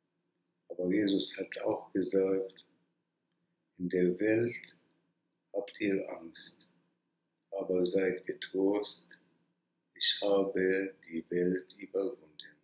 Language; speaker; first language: German; non-native, fluent; Arabic